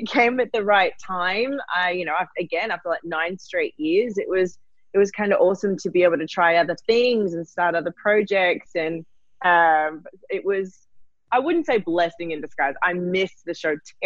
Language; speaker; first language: English; native; English